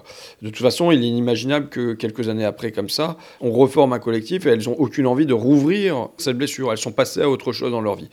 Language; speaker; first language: French; native; French